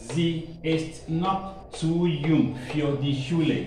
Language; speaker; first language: German; non-native, learner; Akan